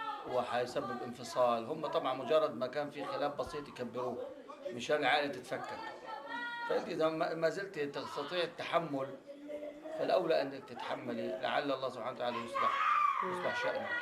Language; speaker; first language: Arabic; native; Arabic